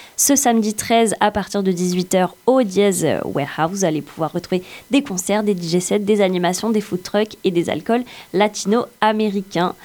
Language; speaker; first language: French; native; French